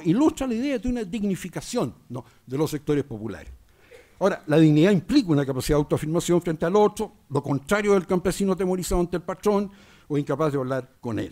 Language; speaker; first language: Spanish; native; Spanish